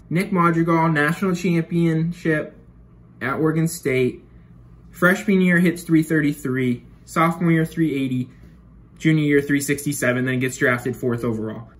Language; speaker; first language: English; native; English